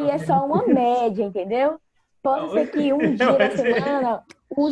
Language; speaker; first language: Portuguese; native; Portuguese